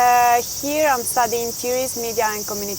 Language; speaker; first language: English; non-native, fluent; Italian